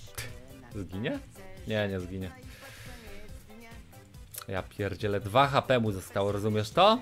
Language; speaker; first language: Polish; native; Polish